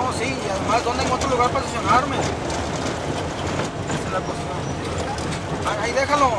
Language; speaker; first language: Spanish; native; Spanish